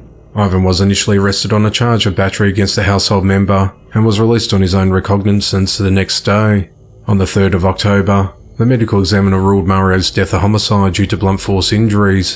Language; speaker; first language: English; native; English